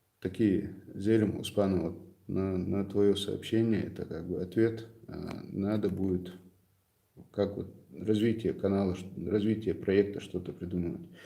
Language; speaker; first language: Russian; non-native, local second language; Chechen